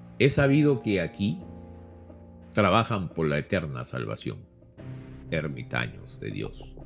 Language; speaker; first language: Spanish; native; Spanish